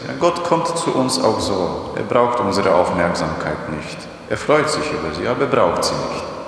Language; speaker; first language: German; non-native, fluent; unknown